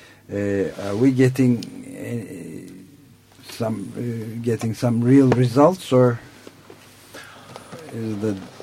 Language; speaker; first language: English; non-native, fluent; Turkish